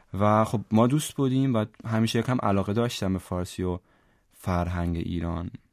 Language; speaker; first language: Persian; non-native, fluent; German